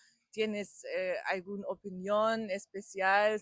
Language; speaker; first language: Spanish; non-native, learner; German